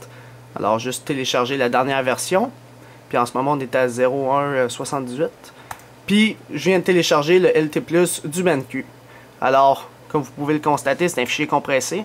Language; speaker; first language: French; native; French